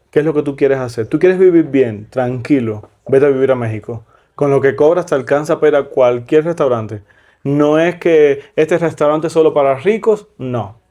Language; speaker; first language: Spanish; native; Spanish